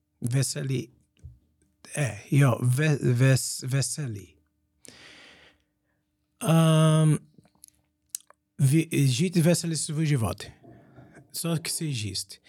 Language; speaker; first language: Czech; non-native, learner; Portuguese